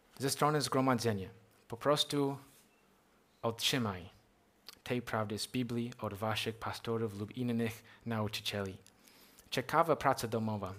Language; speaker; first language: Polish; non-native, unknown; English